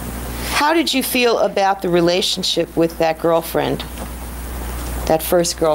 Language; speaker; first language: English; native; English